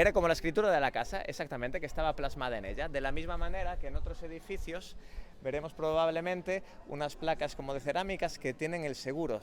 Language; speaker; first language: Spanish; native; Spanish